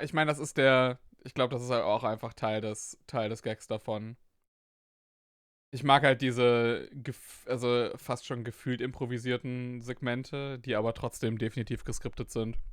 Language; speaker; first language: German; native; German